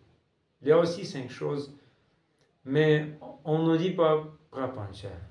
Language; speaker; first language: French; non-native, fluent; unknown